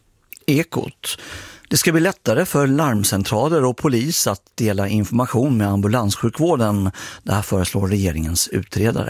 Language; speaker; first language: Swedish; native; Swedish